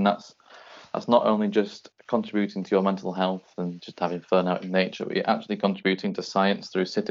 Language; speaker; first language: English; native; English